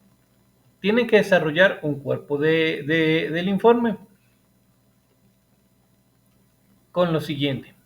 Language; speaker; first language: Spanish; native; Spanish